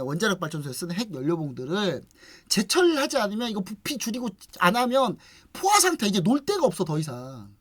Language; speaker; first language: Korean; native; Korean